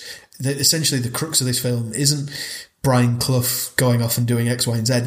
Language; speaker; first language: English; native; English